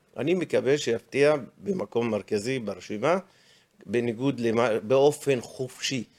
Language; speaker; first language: Hebrew; non-native, local second language; Arabic